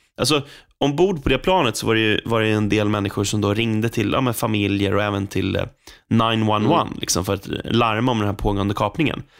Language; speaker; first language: Swedish; native; Swedish